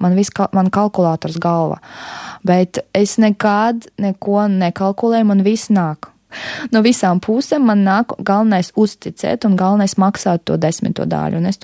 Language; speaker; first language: Latvian; non-native, local second language; Russian